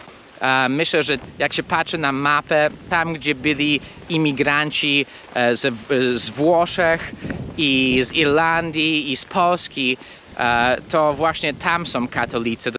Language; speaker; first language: Polish; non-native, fluent; English